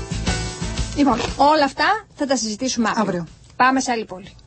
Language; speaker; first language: Greek; native; Greek